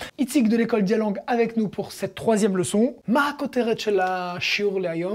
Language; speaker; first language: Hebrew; non-native, fluent; French